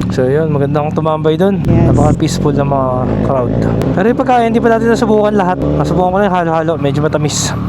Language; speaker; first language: Filipino; native; Filipino